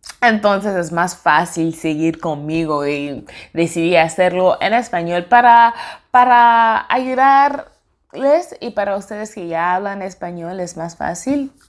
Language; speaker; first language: Spanish; non-native, fluent; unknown